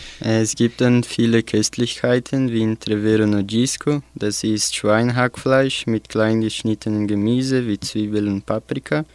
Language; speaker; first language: German; non-native, learner; Portuguese